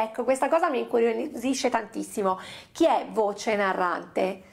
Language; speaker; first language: Italian; native; Italian